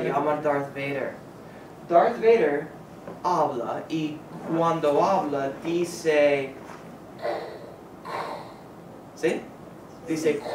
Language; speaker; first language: Spanish; non-native, fluent; English